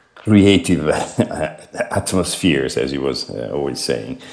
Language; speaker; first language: English; non-native, fluent; Italian